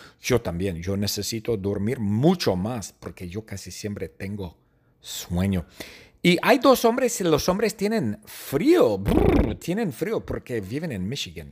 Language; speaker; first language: Spanish; non-native, fluent; English